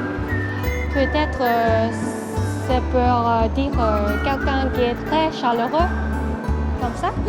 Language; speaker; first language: French; non-native, learner; Cantonese